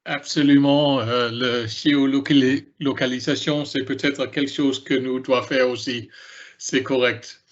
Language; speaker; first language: French; non-native, learner; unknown